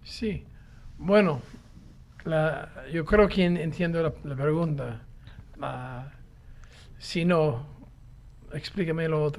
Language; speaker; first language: Spanish; non-native, fluent; English